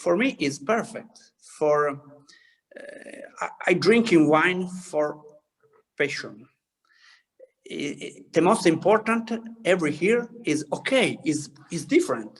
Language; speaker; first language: English; non-native, learner; Italian